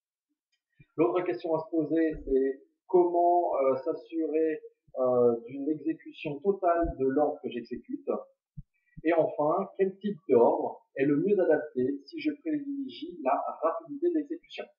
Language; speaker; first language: French; native; French